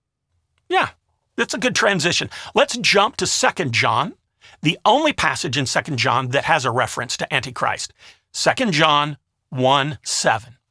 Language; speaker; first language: English; native; English